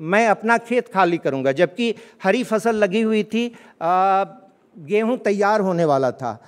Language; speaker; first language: Hindi; native; Hindi